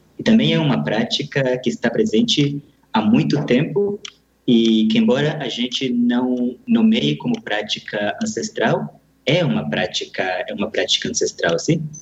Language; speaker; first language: Portuguese; native; Portuguese